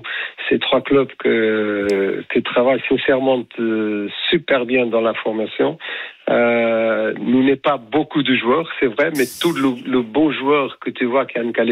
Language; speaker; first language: French; non-native, fluent; Portuguese